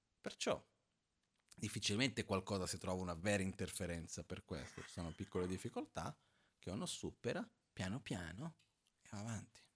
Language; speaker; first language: Italian; non-native, fluent; Portuguese